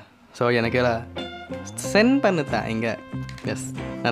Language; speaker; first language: Tamil; non-native, learner; Thai